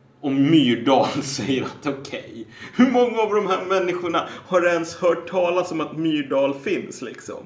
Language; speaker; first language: Swedish; native; Swedish